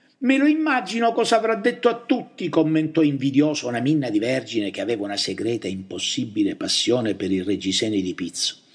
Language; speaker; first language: Italian; native; Italian